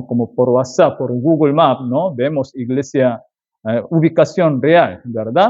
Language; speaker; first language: Spanish; non-native, fluent; Korean